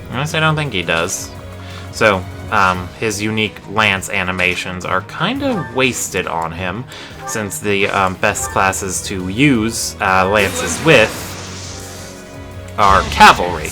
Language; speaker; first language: English; native; English